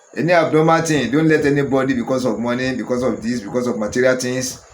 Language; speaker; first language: English; non-native, local second language; Yoruba